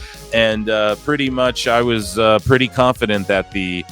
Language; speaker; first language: English; native; English